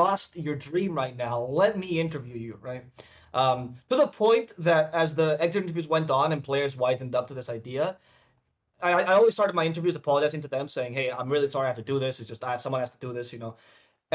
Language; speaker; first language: English; non-native, fluent; Spanish